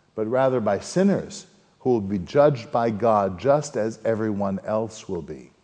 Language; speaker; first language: English; native; English